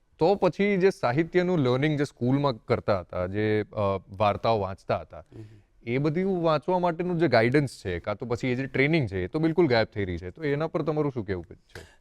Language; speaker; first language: Gujarati; native; Gujarati